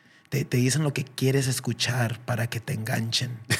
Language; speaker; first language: Spanish; early bilingual, heritage; Spanish